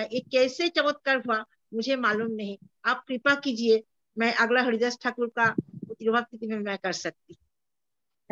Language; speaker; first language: Hindi; non-native, local second language; Bangla